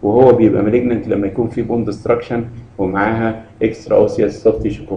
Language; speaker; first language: Arabic; native; Arabic